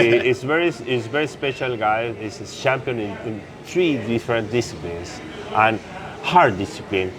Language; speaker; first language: English; non-native, local second language; Spanish